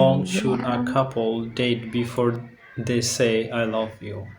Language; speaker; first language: English; non-native, learner; Bangla